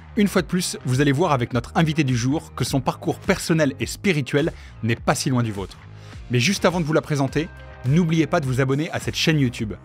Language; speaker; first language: French; native; French